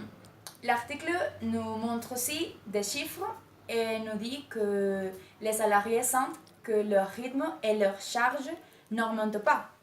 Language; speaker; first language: French; non-native, learner; Spanish